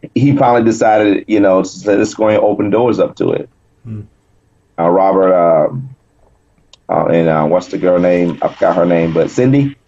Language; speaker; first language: English; native; English